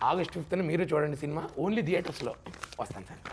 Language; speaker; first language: Telugu; native; Telugu